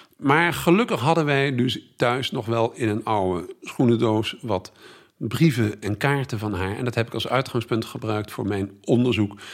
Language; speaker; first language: Dutch; native; Dutch